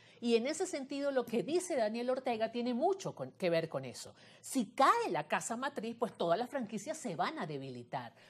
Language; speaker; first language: Spanish; native; Spanish